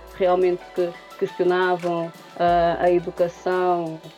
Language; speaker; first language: Portuguese; non-native, local second language; Kabuverdianu